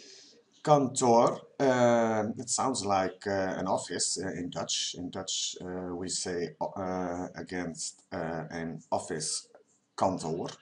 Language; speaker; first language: English; non-native, fluent; Dutch